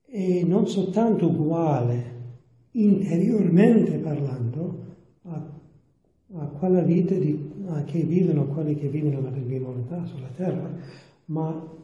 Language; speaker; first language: Italian; non-native, fluent; English